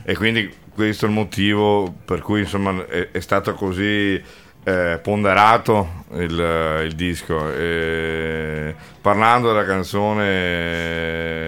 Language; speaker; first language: Italian; native; Italian